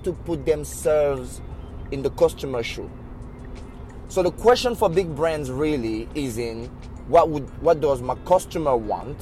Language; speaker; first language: English; non-native, local second language; French